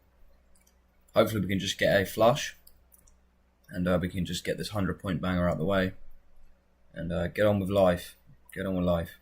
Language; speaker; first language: English; native; English